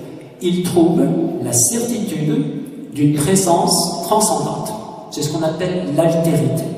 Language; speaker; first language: French; native; French